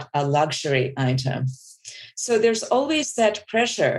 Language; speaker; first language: English; non-native, local second language; Bangla